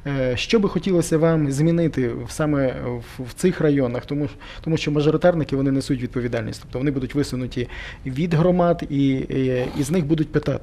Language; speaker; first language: Ukrainian; native; Ukrainian